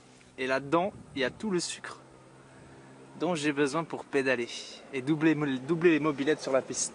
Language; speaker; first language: French; native; French